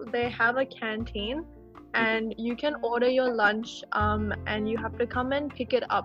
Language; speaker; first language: English; native; English